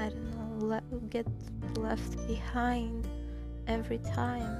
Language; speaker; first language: English; non-native, fluent; Russian